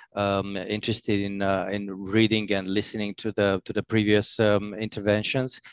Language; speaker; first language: English; non-native, fluent; Romanian